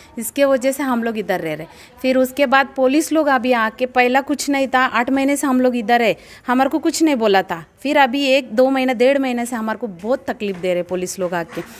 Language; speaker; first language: Hindi; non-native, local second language; Telugu